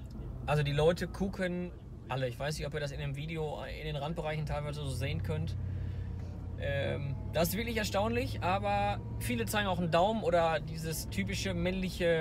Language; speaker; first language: German; native; German